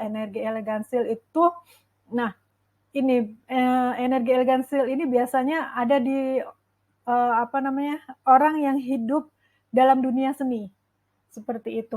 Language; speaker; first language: Indonesian; native; Indonesian